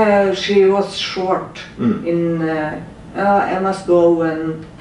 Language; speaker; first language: English; non-native, learner; Norwegian